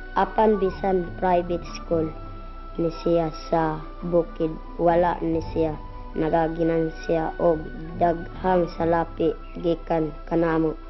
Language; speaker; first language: Cebuano; non-native, local second language; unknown